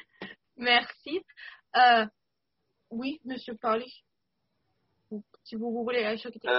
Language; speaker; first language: French; non-native, fluent; German